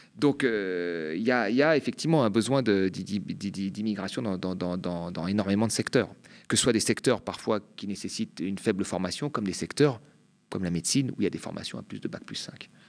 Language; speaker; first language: French; native; French